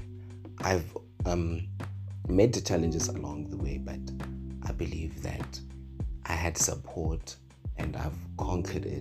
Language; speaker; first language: English; non-native, local second language; Northern Sotho